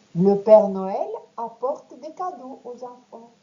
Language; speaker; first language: French; non-native, fluent; Ukrainian